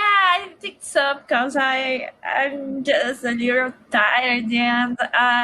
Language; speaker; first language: English; non-native, learner; Portuguese